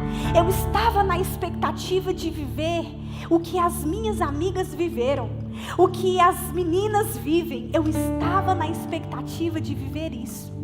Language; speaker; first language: Portuguese; native; Portuguese